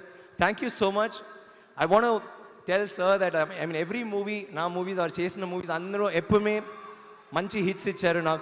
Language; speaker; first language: Telugu; non-native, fluent; Tamil